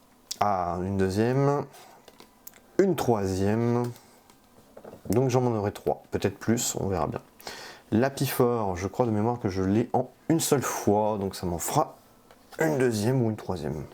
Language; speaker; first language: French; native; French